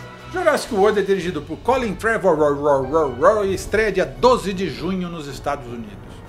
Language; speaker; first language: Portuguese; native; Portuguese